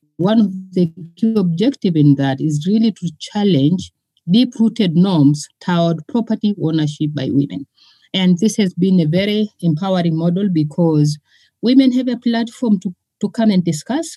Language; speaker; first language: English; non-native, local second language; Masai